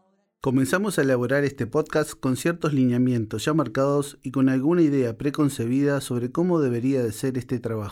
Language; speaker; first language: Spanish; native; Spanish